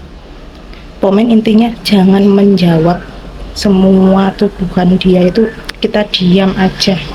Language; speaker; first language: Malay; non-native, local second language; Javanese